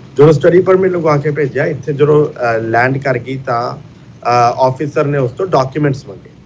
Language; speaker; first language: Punjabi; early bilingual, heritage; Punjabi